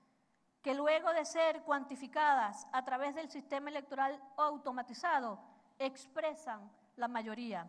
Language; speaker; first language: Spanish; native; Spanish